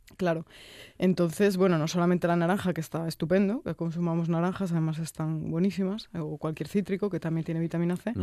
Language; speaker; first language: Spanish; native; Spanish